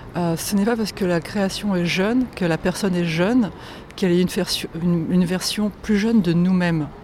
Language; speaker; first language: French; non-native, fluent; Polish